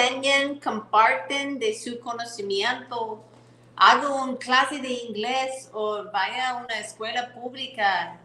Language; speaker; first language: Spanish; non-native, fluent; English